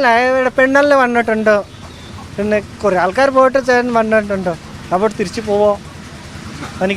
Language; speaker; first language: Malayalam; non-native, learner; Bangla